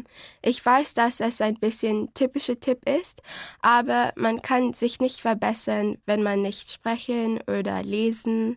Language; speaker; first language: German; non-native, learner; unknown